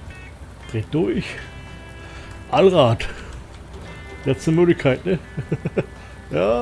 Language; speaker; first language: German; native; German